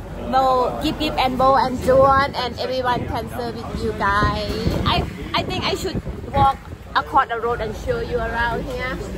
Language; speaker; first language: English; non-native, learner; Thai